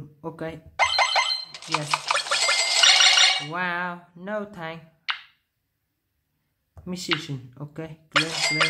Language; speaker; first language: English; non-native, learner; Vietnamese